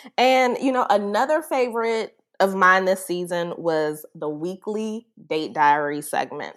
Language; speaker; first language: English; native; English